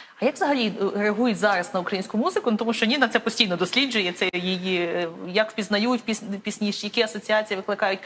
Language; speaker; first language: Ukrainian; native; Ukrainian